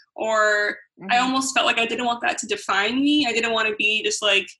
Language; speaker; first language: English; native; English